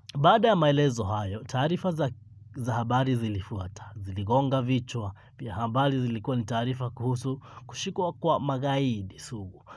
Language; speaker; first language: Swahili; non-native, local second language; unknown